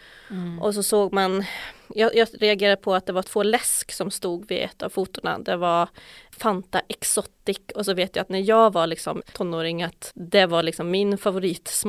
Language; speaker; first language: Swedish; native; Swedish